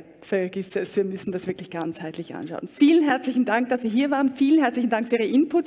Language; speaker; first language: German; native; German